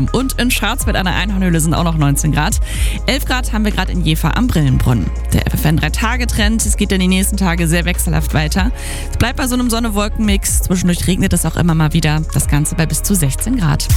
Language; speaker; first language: German; native; German